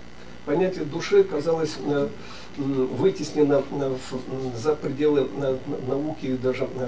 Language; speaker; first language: Russian; native; Russian